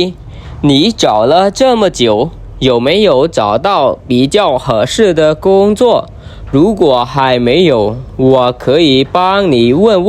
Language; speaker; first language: Chinese; non-native, fluent; Khmer